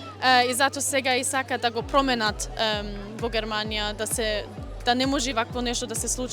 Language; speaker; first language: Macedonian; early bilingual, heritage; Macedonian